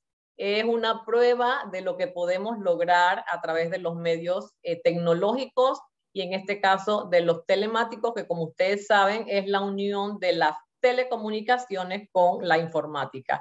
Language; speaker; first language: Spanish; native; Spanish